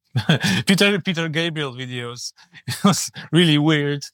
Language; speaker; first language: English; non-native, learner; Polish